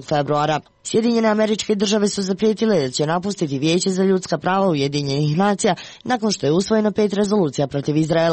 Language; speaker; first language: Croatian; native; Croatian